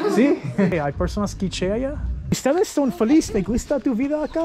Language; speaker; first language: Spanish; non-native, learner; English